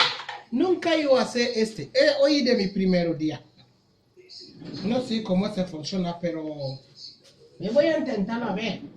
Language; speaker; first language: Spanish; non-native, learner; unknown